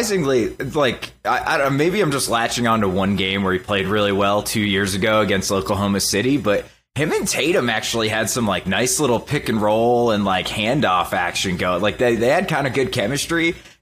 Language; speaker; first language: English; native; English